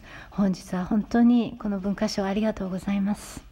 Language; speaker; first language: Japanese; native; Japanese